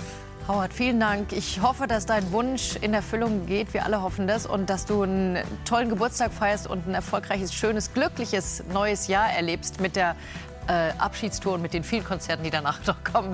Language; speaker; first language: German; native; German